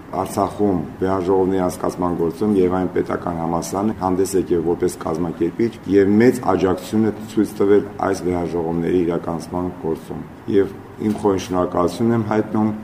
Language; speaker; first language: Armenian; native; Armenian